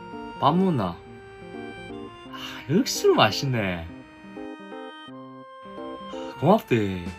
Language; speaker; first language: Korean; native; Korean